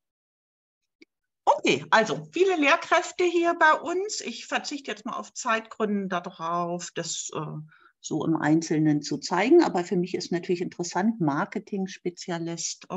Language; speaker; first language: German; native; German